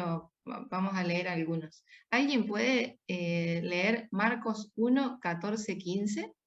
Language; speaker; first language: Spanish; native; Spanish